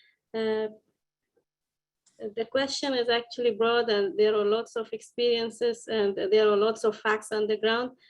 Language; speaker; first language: English; non-native, fluent; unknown